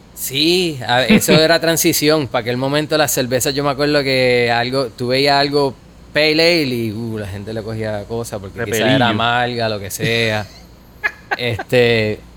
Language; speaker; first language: Spanish; native; Spanish